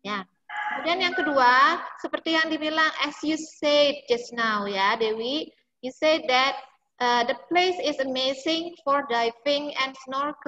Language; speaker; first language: English; non-native, fluent; Indonesian